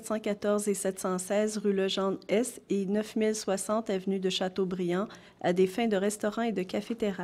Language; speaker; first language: French; native; French